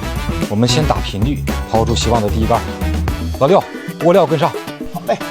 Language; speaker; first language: Chinese; native; Chinese